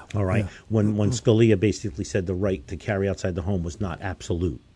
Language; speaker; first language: English; native; English